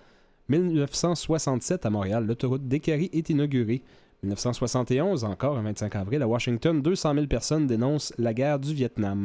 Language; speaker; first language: French; native; French